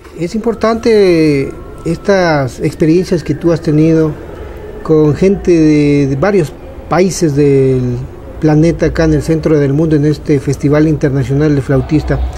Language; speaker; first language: Spanish; native; Spanish